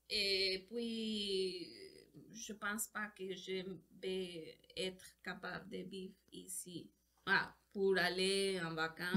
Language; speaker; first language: French; non-native, learner; Spanish